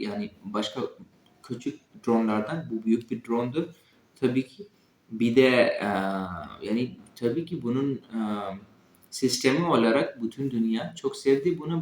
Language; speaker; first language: Turkish; non-native, fluent; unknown